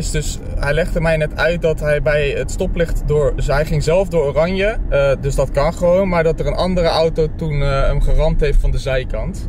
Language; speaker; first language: Dutch; native; Dutch